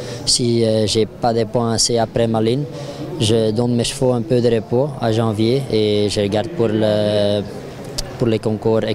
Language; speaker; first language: French; non-native, local second language; Dutch